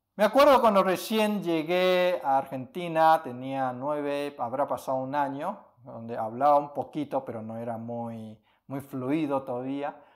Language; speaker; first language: Spanish; early bilingual, other home language; Chinese